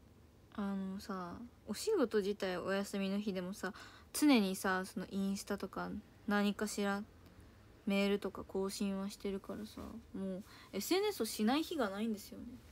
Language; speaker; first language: Japanese; native; Japanese